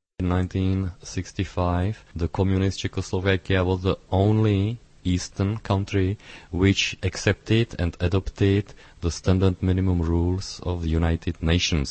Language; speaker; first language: English; non-native, fluent; Czech